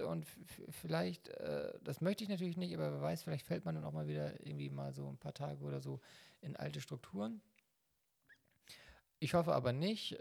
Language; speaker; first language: German; native; German